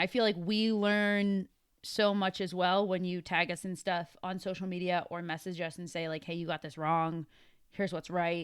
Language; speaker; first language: English; native; English